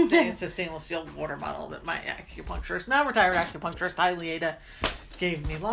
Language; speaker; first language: English; native; English